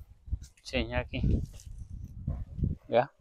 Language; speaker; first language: Portuguese; non-native, learner; Vietnamese